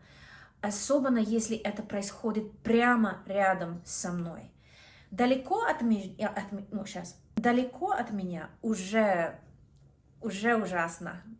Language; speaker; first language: Russian; non-native, fluent; English